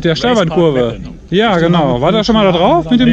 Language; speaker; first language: German; native; German